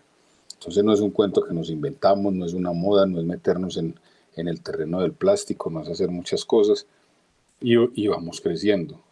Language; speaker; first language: Spanish; native; Spanish